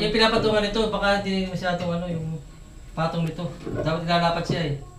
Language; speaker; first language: Filipino; native; Filipino